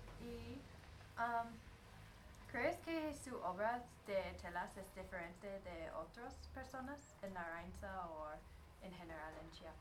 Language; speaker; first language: Spanish; non-native, learner; English